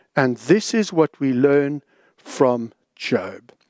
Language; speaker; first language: English; native; English